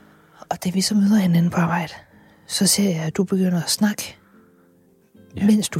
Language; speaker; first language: Danish; native; Danish